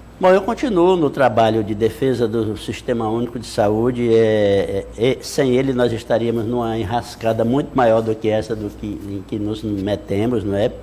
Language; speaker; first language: Portuguese; native; Portuguese